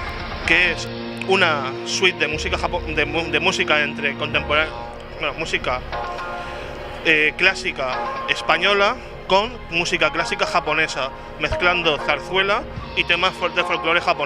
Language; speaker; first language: Spanish; native; Spanish